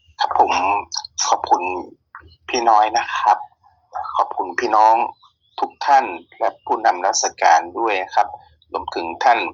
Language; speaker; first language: Thai; native; Thai